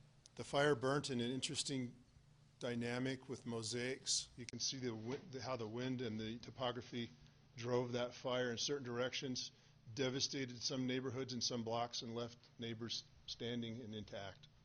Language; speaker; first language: English; native; English